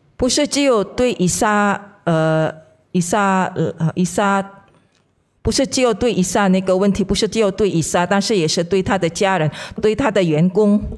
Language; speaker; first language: Chinese; non-native, fluent; Indonesian